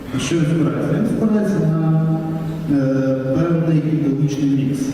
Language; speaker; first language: Ukrainian; native; Ukrainian